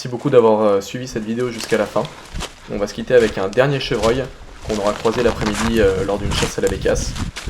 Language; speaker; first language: French; native; French